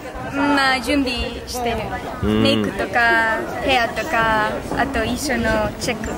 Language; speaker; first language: Japanese; non-native, learner; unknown